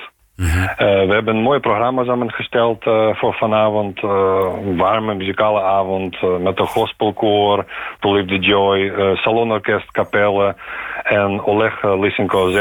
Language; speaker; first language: Dutch; non-native, fluent; Ukrainian